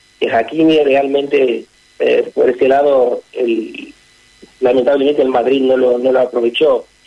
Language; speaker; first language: Spanish; non-native, fluent; Arabic